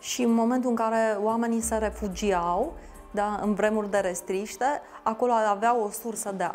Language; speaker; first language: Romanian; native; Romanian